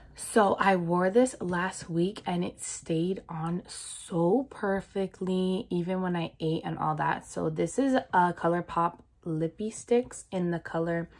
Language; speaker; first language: English; native; English